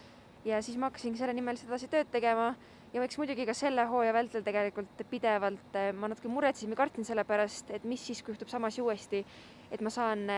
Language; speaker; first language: Estonian; native; Estonian